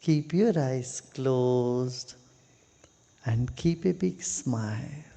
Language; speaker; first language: English; non-native, local second language; Kannada